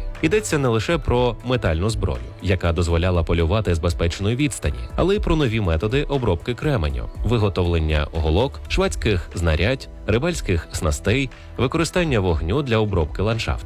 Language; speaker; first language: Ukrainian; native; Ukrainian